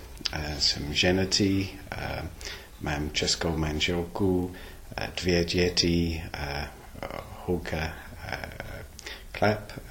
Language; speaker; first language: Czech; non-native, learner; English